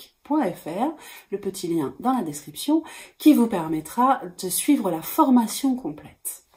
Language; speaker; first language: French; native; French